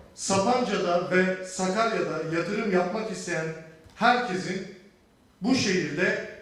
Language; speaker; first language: Turkish; native; Turkish